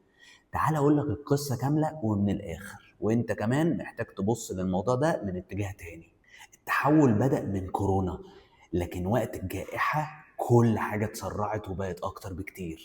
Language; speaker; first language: Arabic; native; Arabic